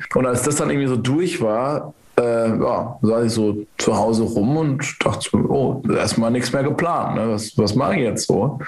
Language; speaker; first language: German; native; German